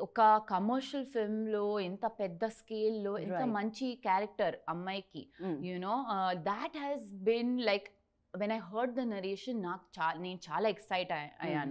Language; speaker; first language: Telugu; non-native, learner; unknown